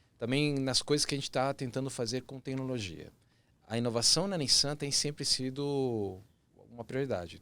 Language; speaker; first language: Portuguese; early bilingual, other home language; Spanish